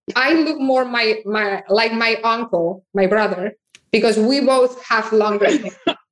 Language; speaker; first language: English; non-native, fluent; Catalan